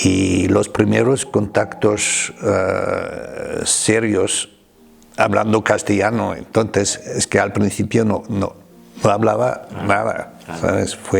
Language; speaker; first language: Spanish; non-native, fluent; German